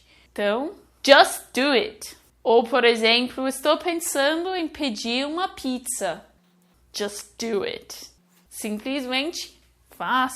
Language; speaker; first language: Portuguese; non-native, fluent; English